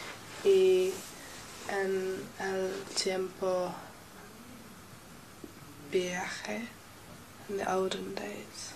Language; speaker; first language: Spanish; non-native, learner; English